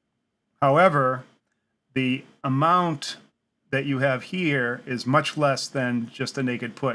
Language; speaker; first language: English; native; English